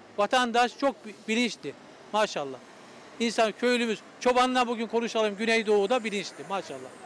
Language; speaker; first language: Turkish; native; Turkish